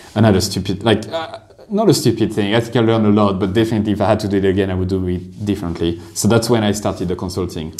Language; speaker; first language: English; non-native, fluent; French